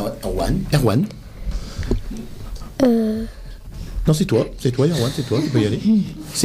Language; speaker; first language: French; native; French